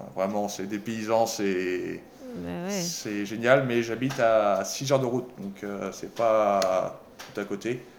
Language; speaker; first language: French; native; French